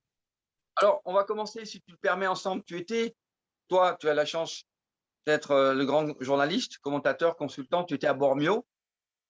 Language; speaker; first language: French; native; French